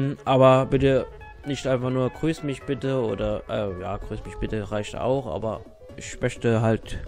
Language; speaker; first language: German; native; German